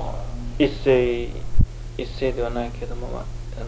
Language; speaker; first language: Japanese; early bilingual, heritage; Japanese